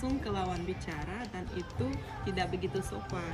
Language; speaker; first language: Indonesian; non-native, fluent; Russian